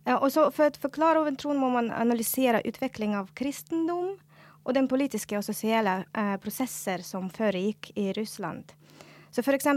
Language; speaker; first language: Norwegian; non-native, fluent; Russian